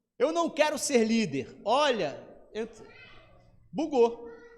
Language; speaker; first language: Portuguese; native; Portuguese